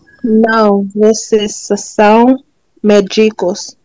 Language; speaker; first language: Portuguese; non-native, learner; Haitian Creole